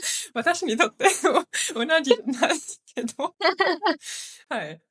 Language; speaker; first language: Japanese; non-native, learner; German